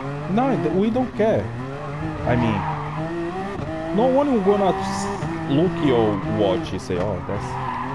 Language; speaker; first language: English; non-native, learner; Portuguese